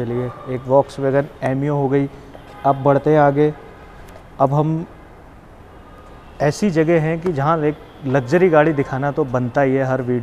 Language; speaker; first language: Hindi; native; Hindi